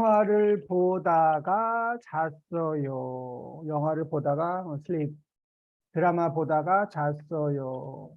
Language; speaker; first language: Korean; native; Korean